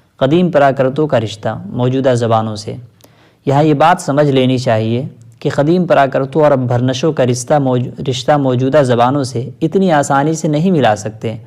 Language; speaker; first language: Urdu; native; Urdu